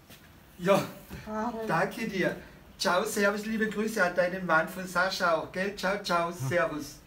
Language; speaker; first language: German; native; German